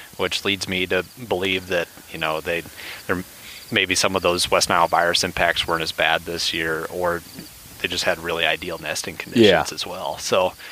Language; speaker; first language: English; native; English